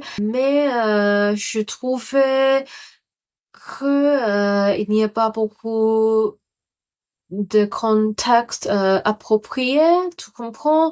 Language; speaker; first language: French; non-native, learner; Cantonese